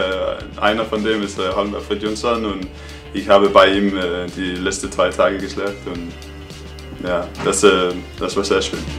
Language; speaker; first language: German; non-native, learner; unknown